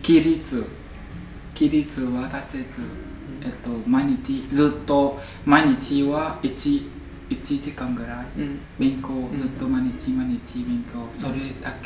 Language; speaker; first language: Japanese; non-native, learner; Vietnamese